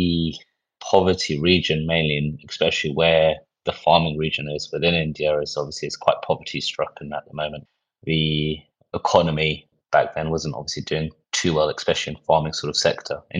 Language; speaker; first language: English; native; English